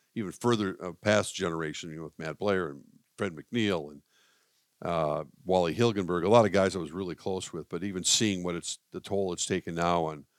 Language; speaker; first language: English; native; English